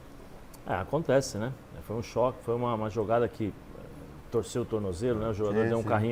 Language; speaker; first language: Portuguese; native; Portuguese